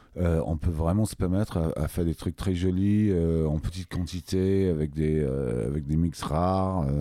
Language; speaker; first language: French; non-native, fluent; English